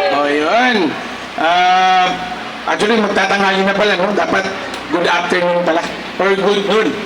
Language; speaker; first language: Filipino; non-native, local second language; Maguindanaon